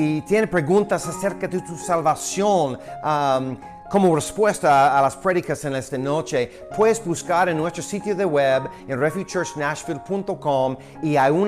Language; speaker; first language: Spanish; non-native, fluent; English